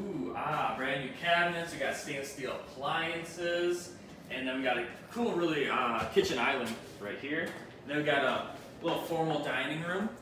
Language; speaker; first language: English; native; English